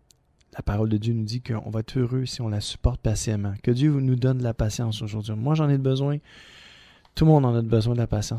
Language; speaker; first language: French; native; French